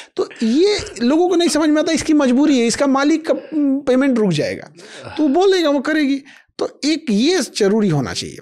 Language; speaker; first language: Hindi; native; Hindi